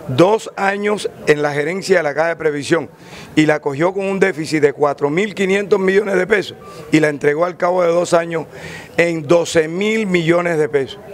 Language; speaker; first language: Spanish; native; Spanish